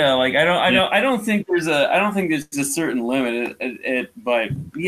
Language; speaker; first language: English; native; English